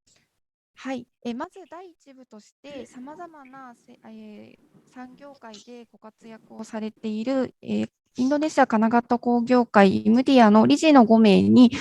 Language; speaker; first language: Japanese; native; Japanese